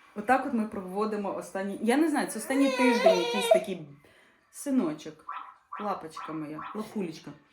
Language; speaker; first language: Ukrainian; non-native, local second language; Russian